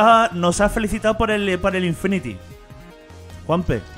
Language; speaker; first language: Spanish; native; Spanish